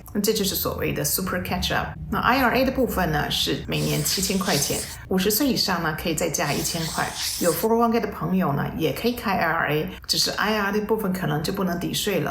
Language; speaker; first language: Chinese; native; Chinese